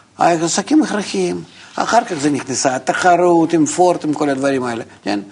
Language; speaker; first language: Hebrew; non-native, fluent; Russian